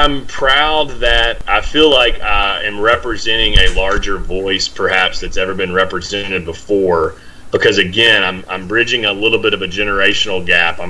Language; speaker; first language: English; native; English